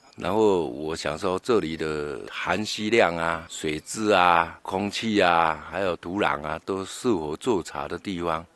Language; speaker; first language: Chinese; native; Chinese